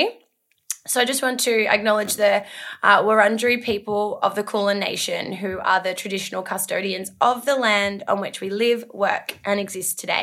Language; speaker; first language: English; native; English